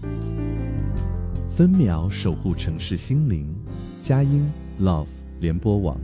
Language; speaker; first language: Chinese; native; Chinese